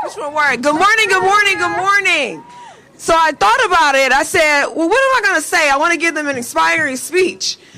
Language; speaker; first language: English; native; English